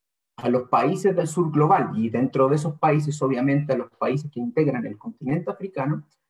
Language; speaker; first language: Spanish; native; Spanish